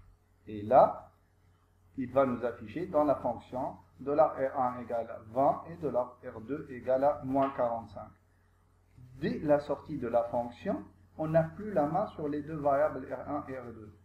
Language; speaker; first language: French; non-native, local second language; Arabic